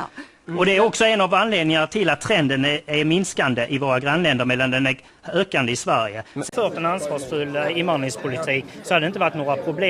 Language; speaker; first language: Swedish; native; Swedish